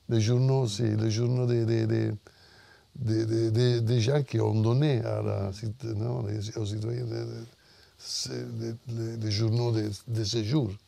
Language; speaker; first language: French; non-native, fluent; Italian